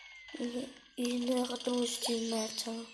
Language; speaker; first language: French; native; French